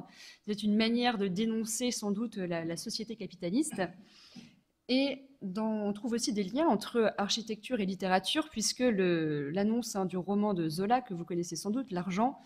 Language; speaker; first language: French; native; French